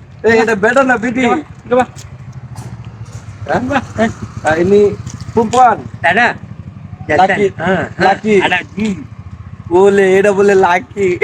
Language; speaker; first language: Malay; non-native, learner; Bangla